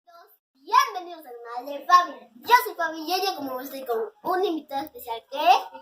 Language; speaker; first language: Spanish; native; Spanish